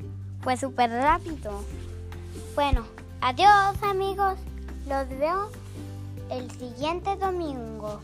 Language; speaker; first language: Spanish; early bilingual, heritage; Spanish